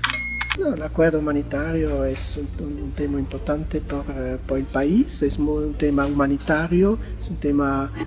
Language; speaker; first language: Spanish; non-native, fluent; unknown